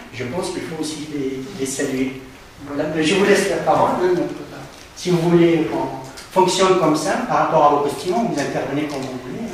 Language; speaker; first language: French; non-native, local second language; Arabic